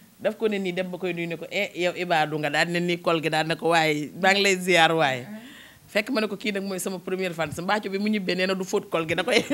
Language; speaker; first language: Wolof; native; Wolof